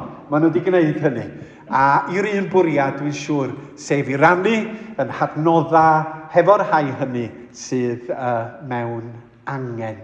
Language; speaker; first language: Welsh; native; Welsh